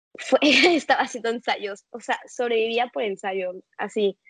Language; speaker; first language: Spanish; native; Spanish